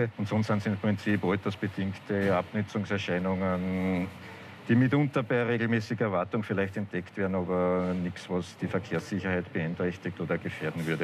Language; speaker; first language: German; native; German